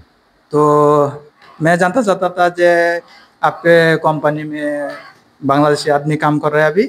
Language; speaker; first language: Hindi; non-native, learner; Bangla